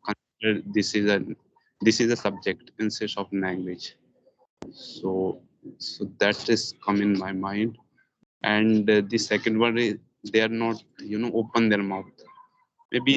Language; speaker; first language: English; non-native, learner; Hindi